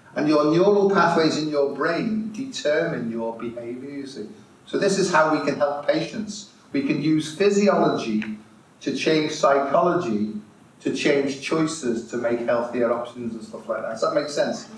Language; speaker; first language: English; native; English